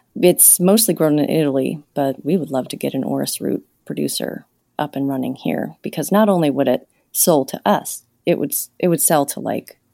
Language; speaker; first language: English; native; English